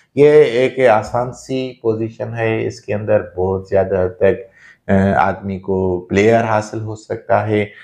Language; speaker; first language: Urdu; non-native, local second language; Sindhi